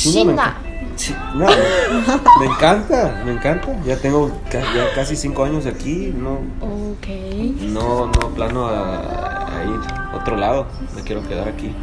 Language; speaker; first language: Spanish; early bilingual, heritage; Spanish